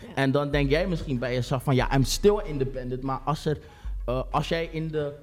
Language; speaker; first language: Dutch; native; Dutch